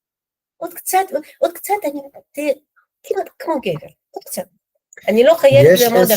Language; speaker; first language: Hebrew; non-native, fluent; Russian